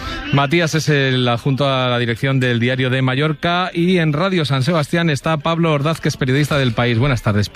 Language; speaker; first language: Spanish; native; Spanish